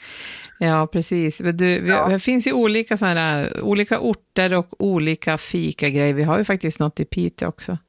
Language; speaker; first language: Swedish; native; Swedish